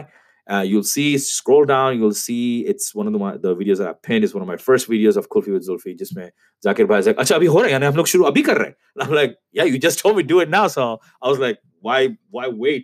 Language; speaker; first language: English; non-native, local second language; Urdu